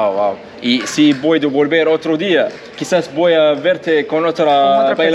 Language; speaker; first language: Spanish; non-native, learner; Arabic